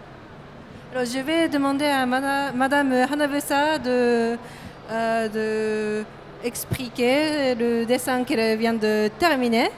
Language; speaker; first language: French; non-native, learner; Japanese